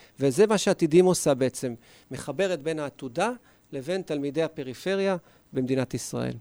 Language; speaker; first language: Hebrew; native; Hebrew